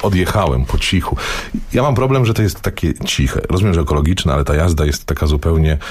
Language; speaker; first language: Polish; native; Polish